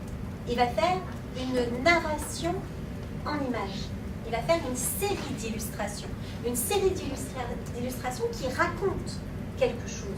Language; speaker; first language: French; native; French